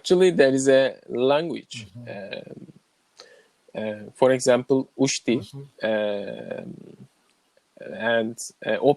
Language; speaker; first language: English; non-native, learner; Turkish